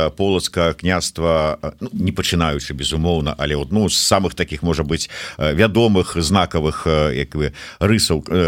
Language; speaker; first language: Belarusian; native; Belarusian